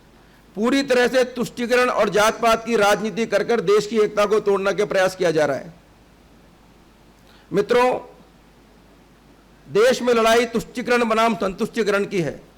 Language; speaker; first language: Hindi; native; Hindi